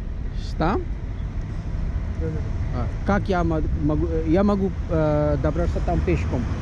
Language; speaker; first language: Russian; non-native, learner; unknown